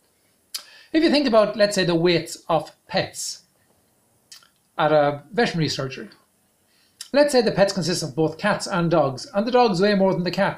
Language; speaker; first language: English; native; English